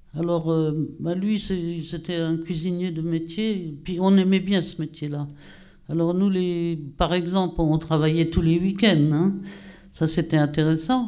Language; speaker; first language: French; native; French